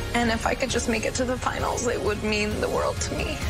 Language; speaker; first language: English; native; English